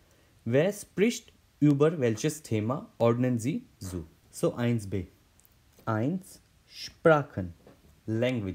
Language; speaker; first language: German; non-native, fluent; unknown